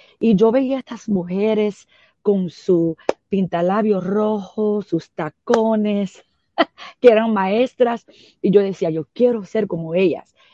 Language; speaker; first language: Spanish; early bilingual, heritage; Spanish